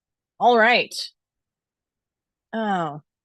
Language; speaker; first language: English; native; English